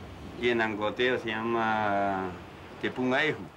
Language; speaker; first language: Spanish; non-native, local second language; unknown